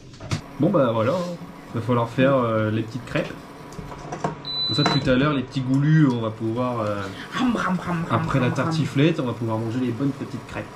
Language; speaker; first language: French; native; French